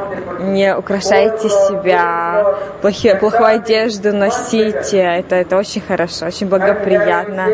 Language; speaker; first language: Russian; non-native, fluent; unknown